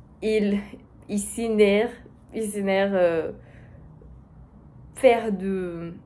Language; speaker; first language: French; non-native, learner; Portuguese